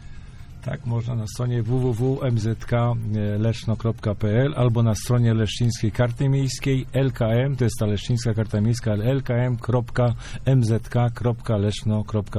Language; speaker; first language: Polish; native; Polish